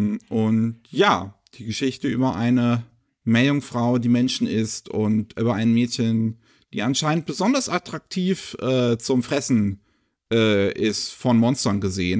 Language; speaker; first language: German; native; German